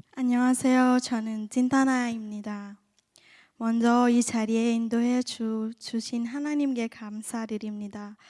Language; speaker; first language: Korean; non-native, learner; Thai